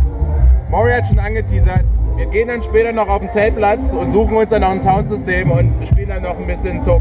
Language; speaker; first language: German; native; German